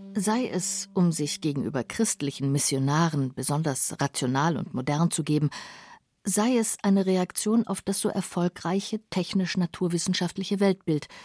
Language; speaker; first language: German; native; German